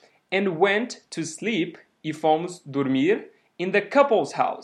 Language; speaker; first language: English; non-native, fluent; Portuguese